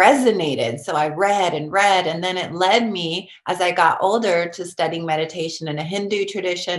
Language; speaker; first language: English; native; English